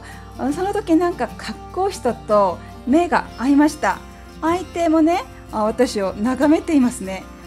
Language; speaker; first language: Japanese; non-native, fluent; Korean